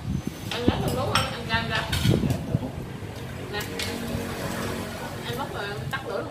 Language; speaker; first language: Vietnamese; native; Vietnamese